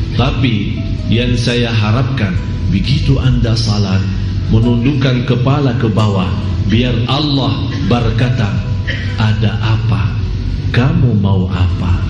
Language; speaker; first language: Malay; non-native, fluent; Arabic